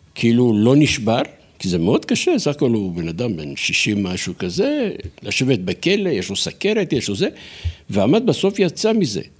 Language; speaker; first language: Hebrew; non-native, fluent; Turkish